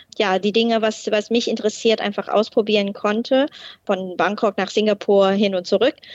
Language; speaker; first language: German; non-native, fluent; Thai